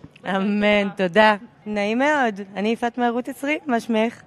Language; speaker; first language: Hebrew; native; Hebrew